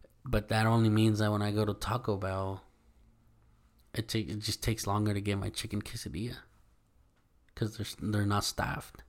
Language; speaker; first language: English; early bilingual, other home language; Spanish